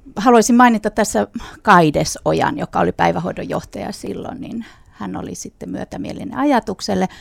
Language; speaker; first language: Finnish; non-native, local second language; Swedish